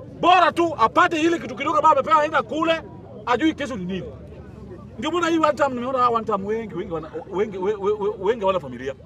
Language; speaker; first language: Swahili; native; Swahili